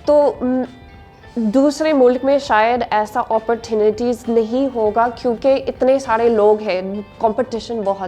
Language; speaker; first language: Hindi; non-native, learner; English